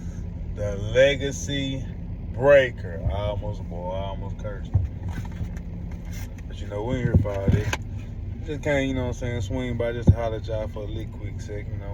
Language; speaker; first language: English; native; English